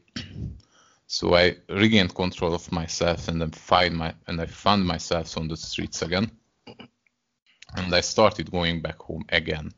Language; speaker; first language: English; non-native, fluent; Hungarian